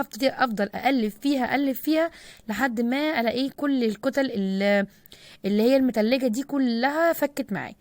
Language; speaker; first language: Arabic; native; Arabic